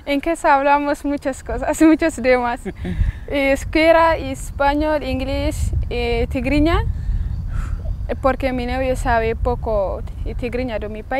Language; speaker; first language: Spanish; non-native, learner; Tigrinya